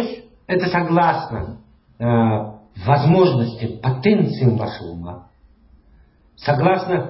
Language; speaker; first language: Russian; native; Russian